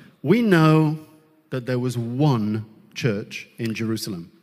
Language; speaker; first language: English; native; English